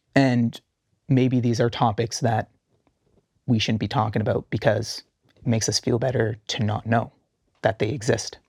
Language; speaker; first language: English; early bilingual, heritage; Arabic